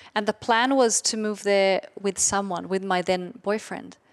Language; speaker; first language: English; non-native, fluent; German